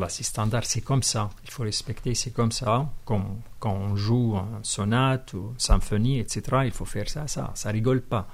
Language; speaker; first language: French; non-native, fluent; Arabic